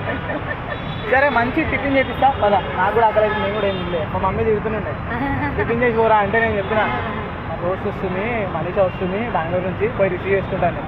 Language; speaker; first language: Telugu; native; Telugu